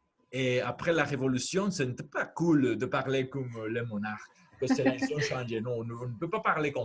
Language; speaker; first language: French; non-native, fluent; Spanish